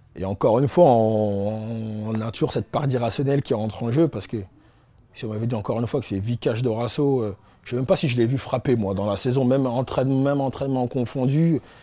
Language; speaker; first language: French; native; French